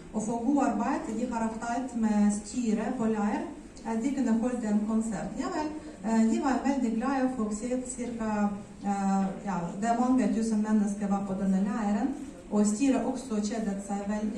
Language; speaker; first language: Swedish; non-native, fluent; Ukrainian